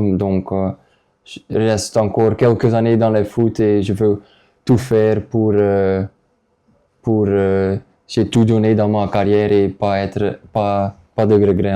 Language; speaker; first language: French; non-native, local second language; Dutch